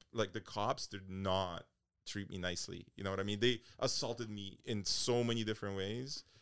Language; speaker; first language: English; early bilingual, other home language; Polish